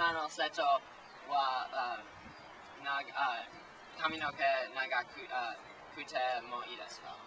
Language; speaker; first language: Japanese; non-native, learner; English